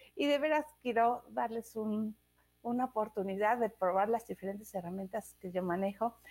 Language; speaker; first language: Spanish; native; Spanish